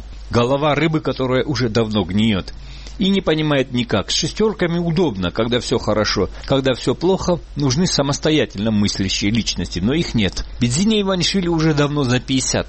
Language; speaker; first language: Russian; native; Russian